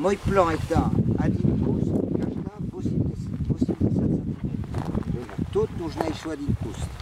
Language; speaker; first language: Russian; non-native, learner; French